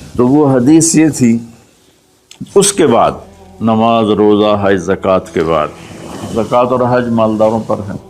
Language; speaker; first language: Urdu; non-native, local second language; Punjabi